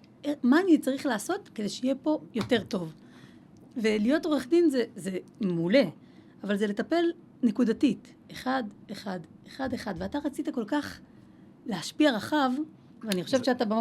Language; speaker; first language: Hebrew; native; Hebrew